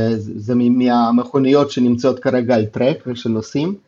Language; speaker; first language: Hebrew; non-native, fluent; Russian